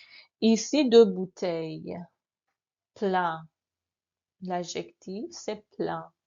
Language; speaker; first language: French; non-native, fluent; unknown